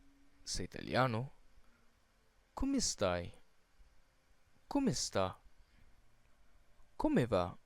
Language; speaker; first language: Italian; non-native, fluent; Filipino